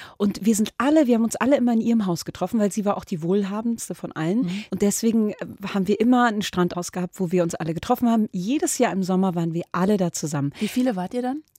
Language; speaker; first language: German; early bilingual, other home language; Arabic